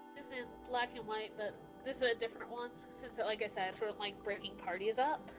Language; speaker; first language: English; native; English